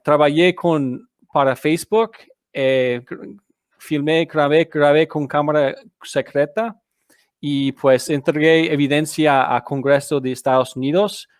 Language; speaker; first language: Portuguese; non-native, learner; English